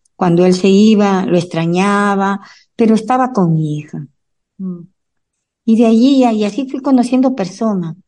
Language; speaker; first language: Spanish; native; Spanish